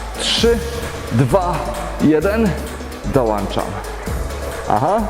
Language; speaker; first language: Polish; native; Polish